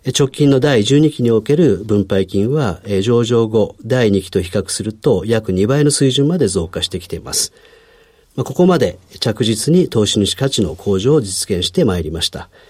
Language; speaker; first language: Japanese; native; Japanese